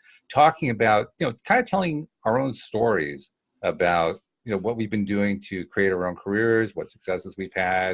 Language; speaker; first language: English; native; English